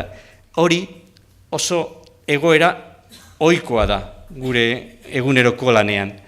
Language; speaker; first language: Basque; native; Basque